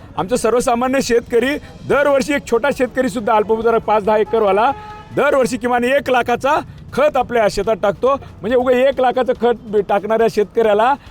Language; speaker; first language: Marathi; native; Marathi